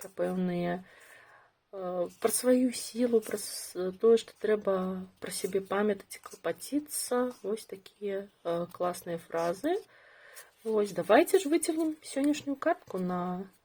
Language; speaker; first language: Belarusian; non-native, local second language; Russian